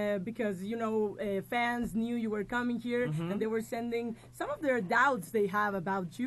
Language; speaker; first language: English; non-native, fluent; Spanish